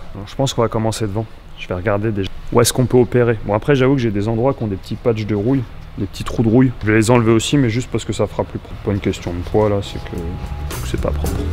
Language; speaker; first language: French; native; French